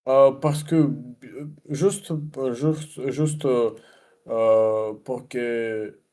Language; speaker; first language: French; non-native, learner; Russian